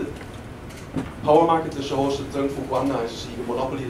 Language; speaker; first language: Chinese; non-native, fluent; German